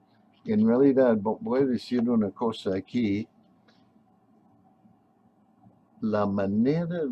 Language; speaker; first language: Spanish; non-native, fluent; English